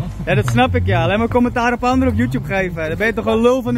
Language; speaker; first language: Dutch; native; Dutch